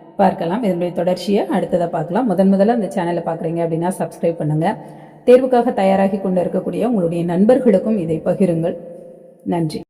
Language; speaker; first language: Tamil; native; Tamil